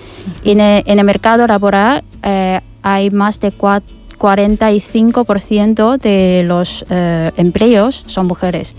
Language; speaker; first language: Spanish; non-native, fluent; Chinese